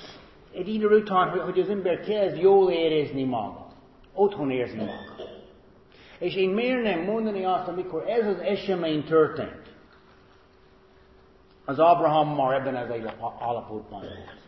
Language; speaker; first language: Hungarian; non-native, fluent; English